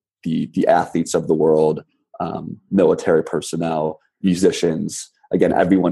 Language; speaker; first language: English; native; English